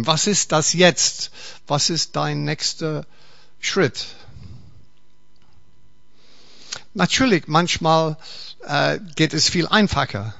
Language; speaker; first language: German; non-native, fluent; English